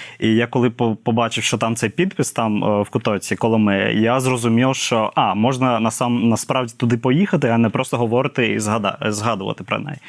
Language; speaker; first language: Ukrainian; non-native, fluent; English